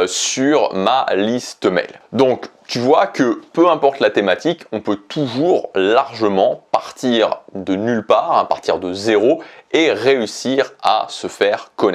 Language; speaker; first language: French; native; French